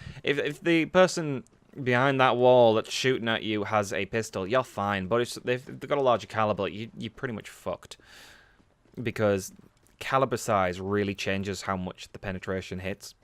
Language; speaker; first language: English; native; English